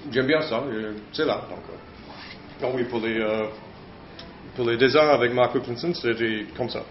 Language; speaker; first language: French; non-native, learner; English